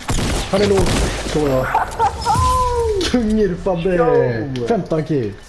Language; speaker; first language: Swedish; early bilingual, other home language; Turkish